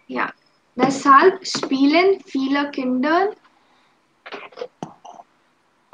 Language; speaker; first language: German; non-native, fluent; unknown